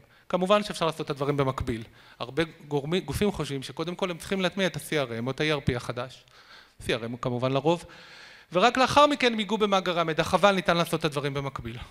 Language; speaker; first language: Hebrew; native; Hebrew